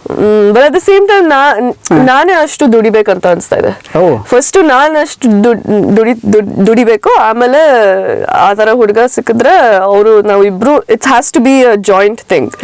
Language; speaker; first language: Kannada; early bilingual, heritage; Kannada